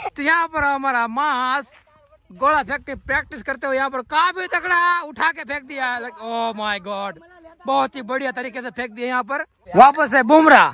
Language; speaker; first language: Hindi; non-native, local second language; Gujarati